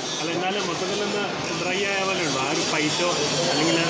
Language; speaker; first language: Malayalam; native; Malayalam